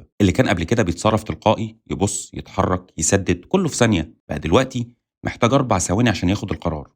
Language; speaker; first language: Arabic; native; Arabic